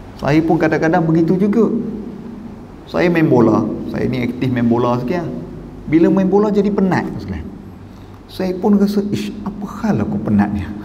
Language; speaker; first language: Malay; native; Malay